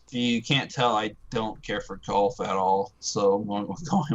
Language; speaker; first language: English; native; English